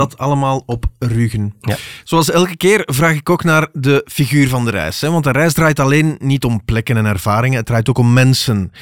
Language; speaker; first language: Dutch; native; Dutch